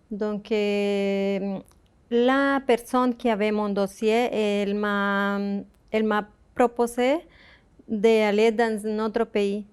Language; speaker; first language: French; non-native, fluent; Spanish